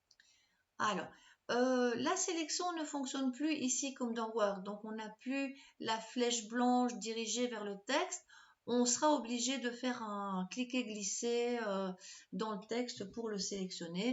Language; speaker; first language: French; native; French